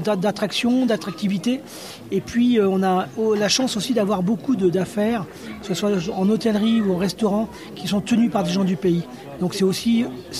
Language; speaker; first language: French; native; French